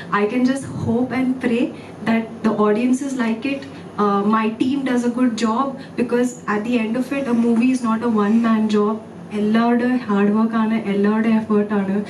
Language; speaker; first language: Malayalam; early bilingual, heritage; Malayalam